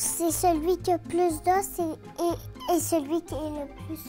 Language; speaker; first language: French; native; French